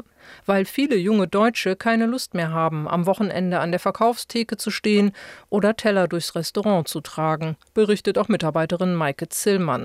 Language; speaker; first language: German; native; German